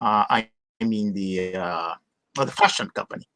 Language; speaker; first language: English; non-native, fluent; Japanese